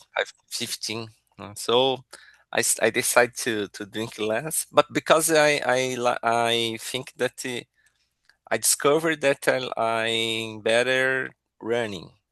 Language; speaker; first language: English; non-native, learner; Portuguese